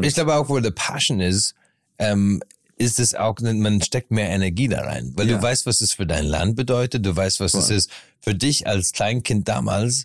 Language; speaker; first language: German; non-native, fluent; English